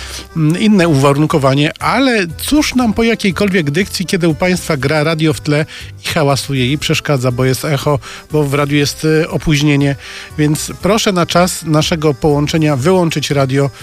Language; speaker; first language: Polish; native; Polish